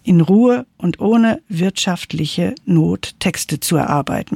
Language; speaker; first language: German; native; German